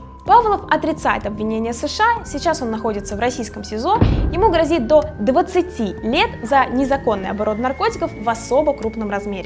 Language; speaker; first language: Russian; native; Russian